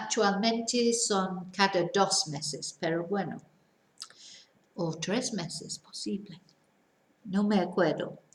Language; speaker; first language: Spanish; non-native, fluent; English